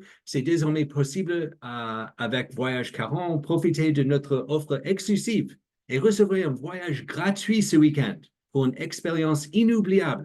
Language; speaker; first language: French; non-native, learner; English